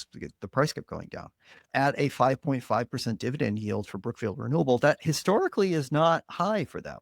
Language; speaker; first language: English; native; English